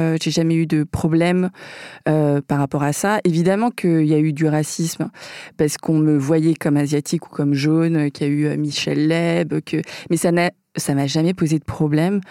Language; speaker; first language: French; early bilingual, other home language; Vietnamese